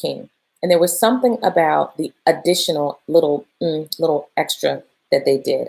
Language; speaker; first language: English; native; English